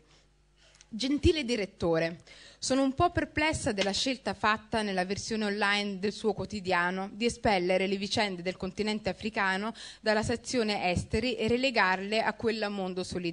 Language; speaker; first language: Italian; early bilingual, other home language; Somali